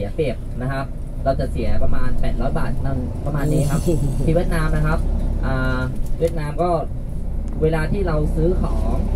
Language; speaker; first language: Thai; non-native, fluent; Vietnamese